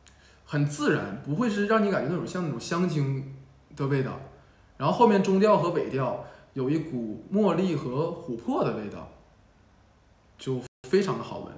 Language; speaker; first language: Chinese; native; Chinese